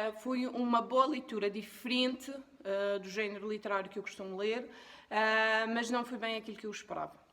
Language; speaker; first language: Portuguese; native; Portuguese